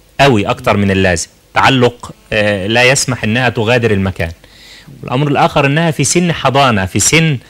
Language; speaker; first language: Arabic; native; Arabic